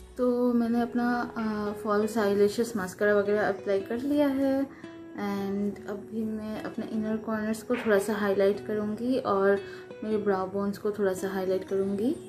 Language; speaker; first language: Hindi; non-native, local second language; Bangla